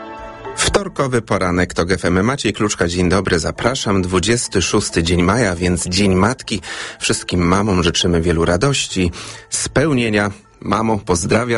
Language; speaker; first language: Polish; native; Polish